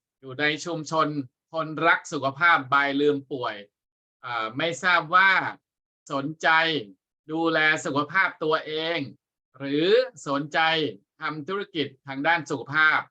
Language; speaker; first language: Thai; native; Thai